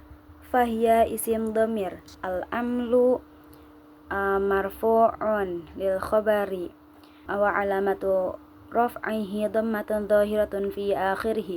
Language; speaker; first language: Arabic; non-native, learner; Indonesian